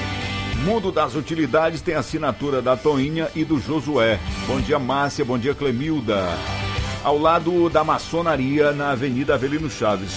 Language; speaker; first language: Portuguese; native; Portuguese